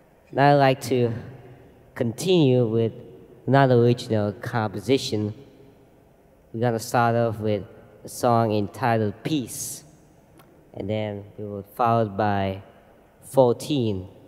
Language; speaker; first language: English; early bilingual, other home language; Indonesian